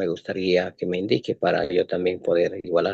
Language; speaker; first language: Spanish; native; Spanish